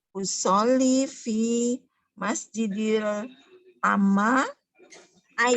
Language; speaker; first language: Arabic; non-native, learner; Indonesian